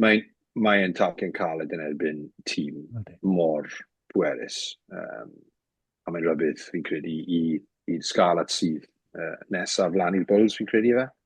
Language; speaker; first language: Welsh; native; Welsh